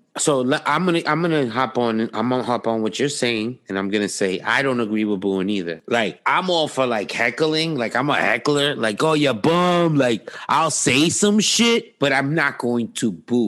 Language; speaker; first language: English; early bilingual, other home language; Spanish